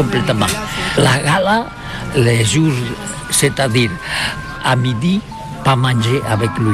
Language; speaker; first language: French; non-native, learner; Catalan